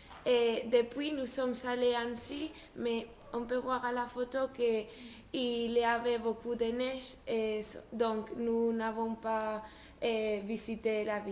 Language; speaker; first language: French; non-native, learner; Spanish